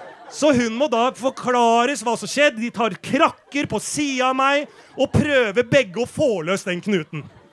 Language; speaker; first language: Norwegian; native; Norwegian